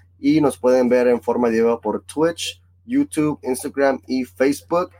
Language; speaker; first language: Spanish; early bilingual, heritage; Spanish